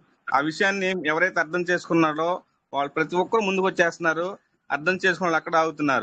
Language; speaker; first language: Telugu; native; Telugu